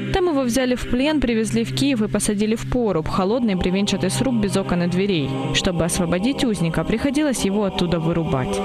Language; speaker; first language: Russian; native; Russian